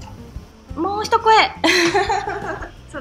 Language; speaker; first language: Japanese; native; Japanese